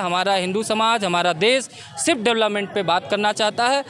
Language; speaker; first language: Hindi; native; Hindi